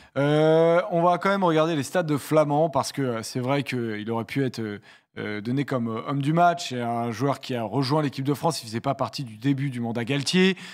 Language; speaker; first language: French; native; French